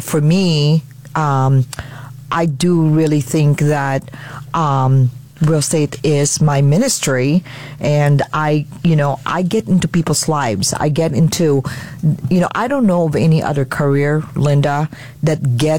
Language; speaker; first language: English; non-native, local second language; Filipino